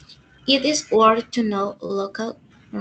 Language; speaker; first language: English; non-native, learner; Spanish